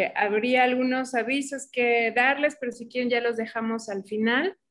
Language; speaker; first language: Spanish; native; Spanish